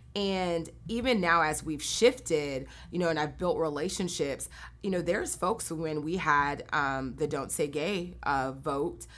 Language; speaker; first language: English; native; English